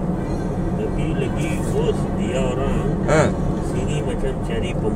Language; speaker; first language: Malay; non-native, learner; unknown